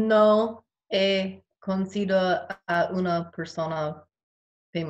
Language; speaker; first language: Spanish; non-native, learner; English